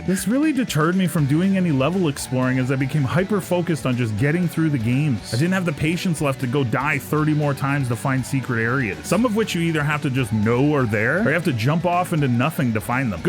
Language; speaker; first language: English; native; English